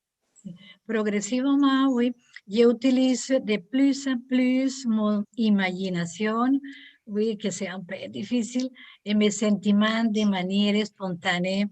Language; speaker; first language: French; non-native, learner; Spanish